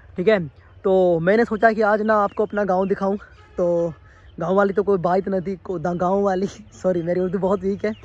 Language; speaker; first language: Urdu; non-native, local second language; Sindhi